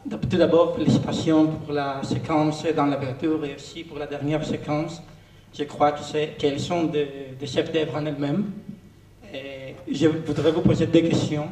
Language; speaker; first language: French; non-native, learner; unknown